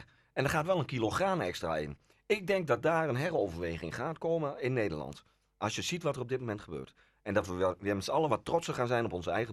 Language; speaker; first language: Dutch; native; Dutch